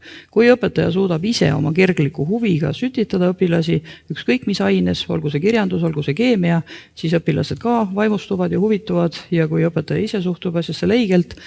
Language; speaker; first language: Estonian; native; Estonian